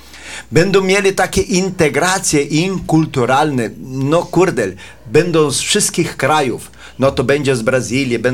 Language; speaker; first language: Polish; early bilingual, heritage; Polish